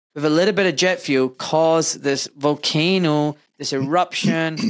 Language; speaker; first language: English; native; English